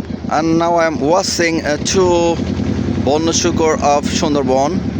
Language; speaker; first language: English; non-native, local second language; Bangla